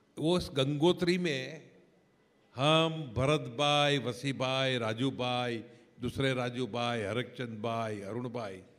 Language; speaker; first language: Hindi; non-native, local second language; Gujarati